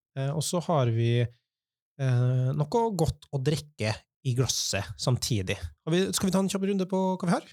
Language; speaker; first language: Norwegian; native; Norwegian